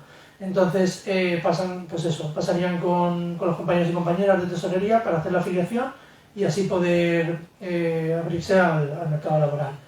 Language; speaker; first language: Spanish; native; Spanish